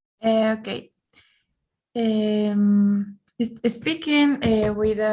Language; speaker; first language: English; non-native, learner; Spanish